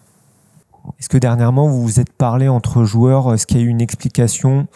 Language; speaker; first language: French; native; French